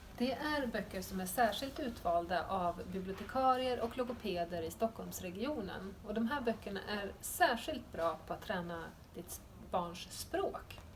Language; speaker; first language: Swedish; native; Swedish